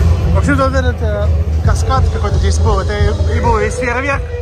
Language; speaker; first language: Russian; native; Russian